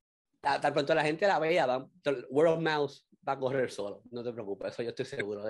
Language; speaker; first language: Spanish; native; Spanish